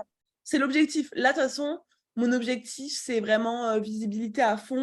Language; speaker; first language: French; native; French